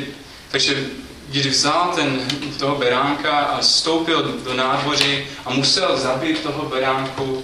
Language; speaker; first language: Czech; non-native, fluent; English